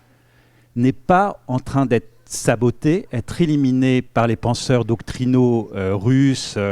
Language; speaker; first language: French; native; French